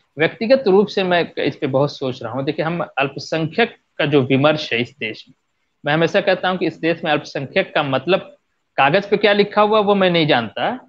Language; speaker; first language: Hindi; non-native, local second language; Bhojpuri